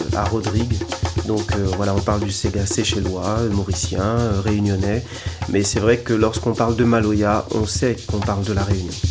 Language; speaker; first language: French; native; French